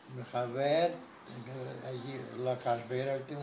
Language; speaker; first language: Hebrew; non-native, learner; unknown